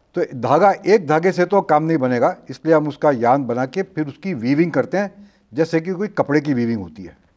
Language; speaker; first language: Hindi; non-native, local second language; Marathi